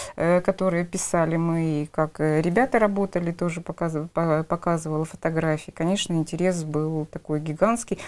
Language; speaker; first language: Russian; native; Russian